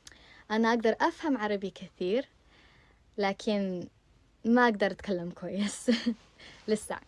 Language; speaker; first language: Arabic; early bilingual, heritage; English